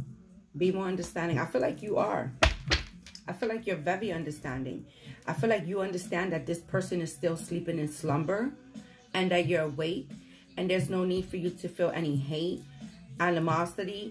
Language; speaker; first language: English; native; English